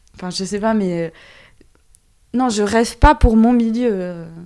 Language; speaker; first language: French; native; French